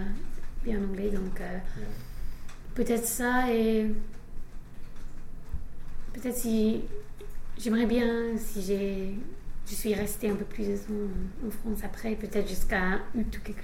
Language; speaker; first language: French; non-native, fluent; English